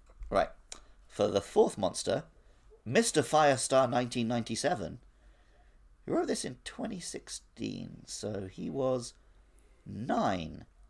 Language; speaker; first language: English; native; English